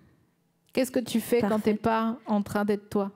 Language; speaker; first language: French; native; French